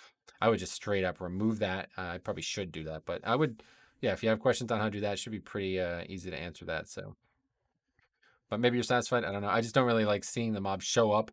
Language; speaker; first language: English; native; English